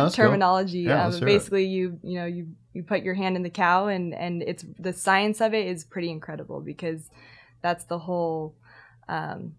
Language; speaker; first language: English; native; English